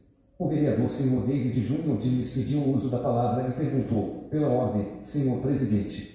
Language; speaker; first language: Portuguese; native; Portuguese